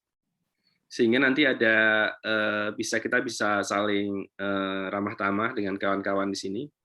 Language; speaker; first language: Indonesian; native; Indonesian